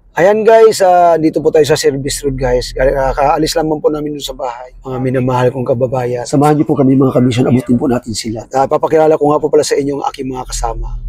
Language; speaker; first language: Filipino; non-native, local second language; Cebuano